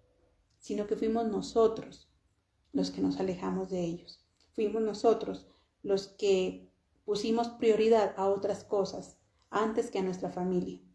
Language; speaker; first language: Spanish; native; Spanish